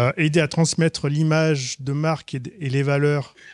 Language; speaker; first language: French; native; French